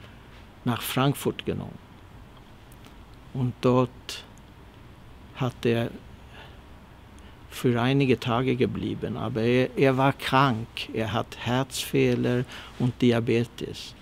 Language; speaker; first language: German; early bilingual, heritage; Swedish